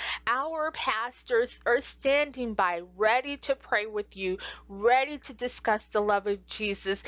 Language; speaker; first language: English; native; English